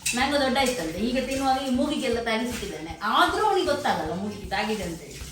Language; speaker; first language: Kannada; native; Kannada